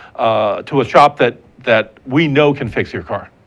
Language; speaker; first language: English; native; English